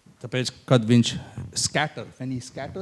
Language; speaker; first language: Latvian; non-native, learner; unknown